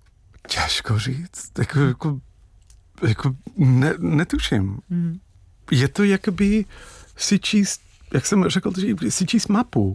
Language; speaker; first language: Czech; non-native, fluent; English